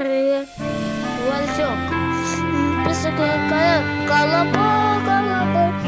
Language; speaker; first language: Russian; non-native, local second language; Yakut